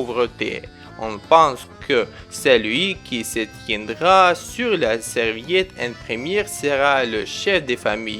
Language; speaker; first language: French; non-native, fluent; Ukrainian